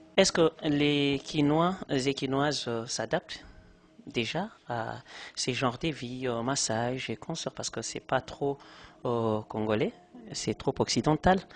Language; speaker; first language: French; non-native, local second language; Lingala